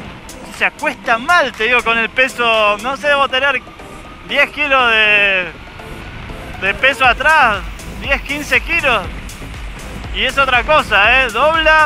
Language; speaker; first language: Spanish; native; Spanish